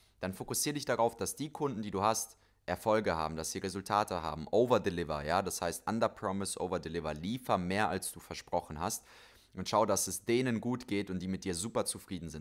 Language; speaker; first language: German; native; German